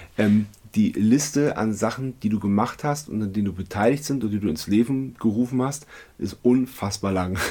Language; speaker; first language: German; native; German